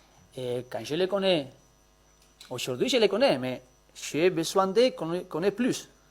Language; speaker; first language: French; non-native, learner; Spanish